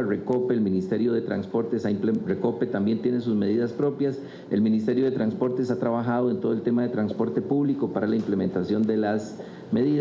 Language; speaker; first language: Spanish; native; Spanish